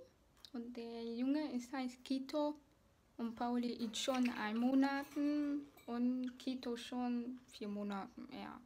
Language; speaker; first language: German; non-native, learner; Spanish